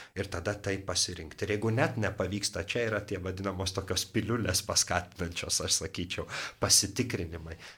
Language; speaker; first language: Lithuanian; native; Lithuanian